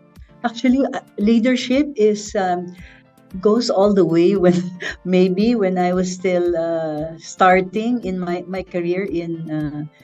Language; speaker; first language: English; non-native, local second language; Filipino